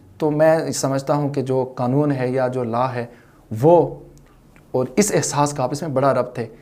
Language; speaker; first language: Urdu; non-native, local second language; Shina